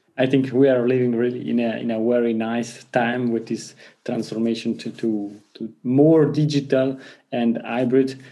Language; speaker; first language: English; non-native, fluent; Italian